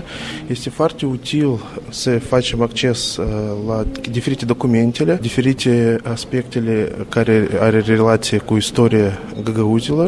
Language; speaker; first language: Romanian; non-native, learner; Gagauz